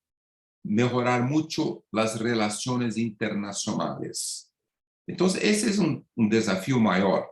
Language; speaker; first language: Spanish; non-native, fluent; Portuguese